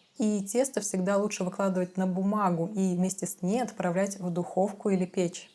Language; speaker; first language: Russian; native; Russian